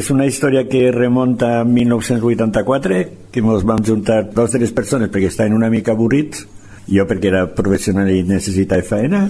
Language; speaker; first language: Catalan; native; Catalan